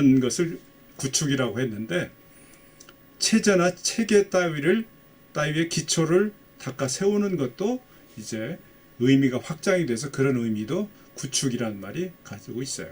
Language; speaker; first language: Korean; native; Korean